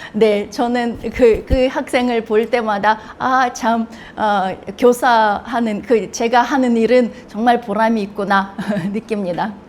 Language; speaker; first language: Korean; non-native, fluent; Russian